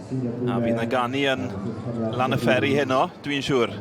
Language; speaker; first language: Welsh; native; Welsh